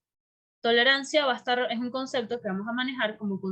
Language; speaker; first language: Spanish; native; Spanish